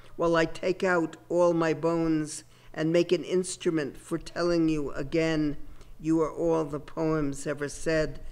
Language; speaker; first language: English; native; English